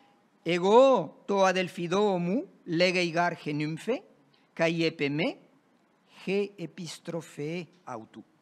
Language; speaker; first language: Greek; non-native, fluent; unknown